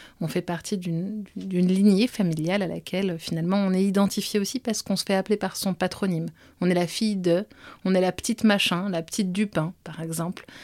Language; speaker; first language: French; native; French